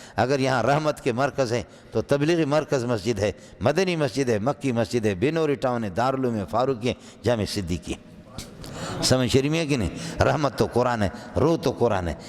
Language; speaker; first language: Urdu; non-native, local second language; Brahui